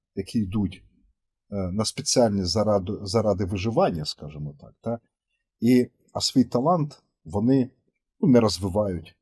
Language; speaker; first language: Ukrainian; native; Ukrainian